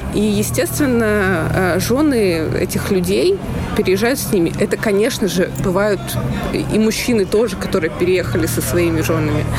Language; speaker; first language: Russian; native; Russian